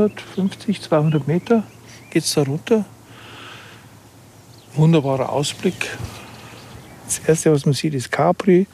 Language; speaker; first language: German; native; German